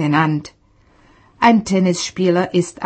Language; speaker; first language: German; non-native, fluent; Czech